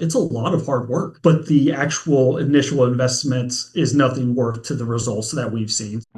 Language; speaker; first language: English; native; English